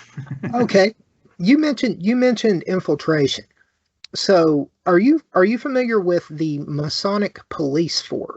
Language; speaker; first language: English; native; English